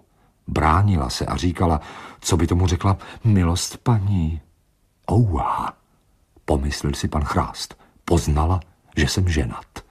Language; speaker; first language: Czech; native; Czech